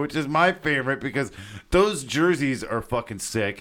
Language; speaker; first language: English; native; English